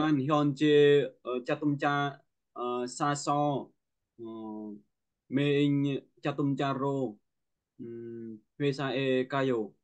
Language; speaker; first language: Korean; non-native, learner; Vietnamese